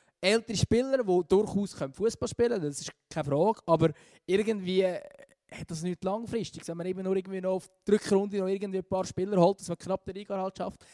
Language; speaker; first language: German; native; German